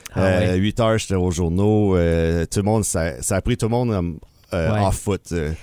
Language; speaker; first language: French; native; French